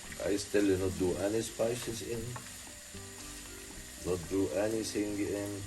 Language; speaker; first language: English; non-native, learner; Arabic